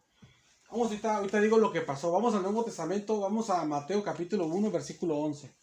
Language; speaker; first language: Spanish; native; Spanish